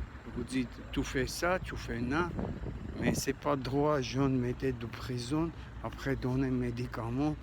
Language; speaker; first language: French; non-native, learner; Armenian